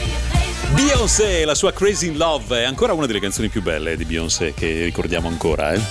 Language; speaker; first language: Italian; native; Italian